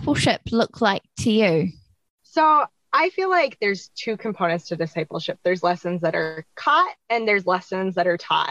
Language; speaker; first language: English; native; English